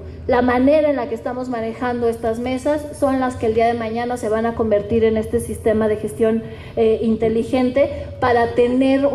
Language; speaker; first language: Spanish; native; Spanish